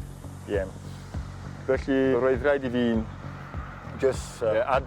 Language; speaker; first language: Welsh; non-native, fluent; French